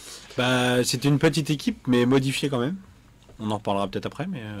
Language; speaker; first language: French; native; French